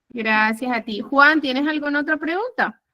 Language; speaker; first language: Spanish; native; Spanish